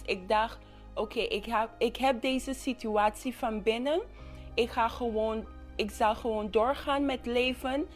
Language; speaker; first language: Dutch; non-native, local second language; English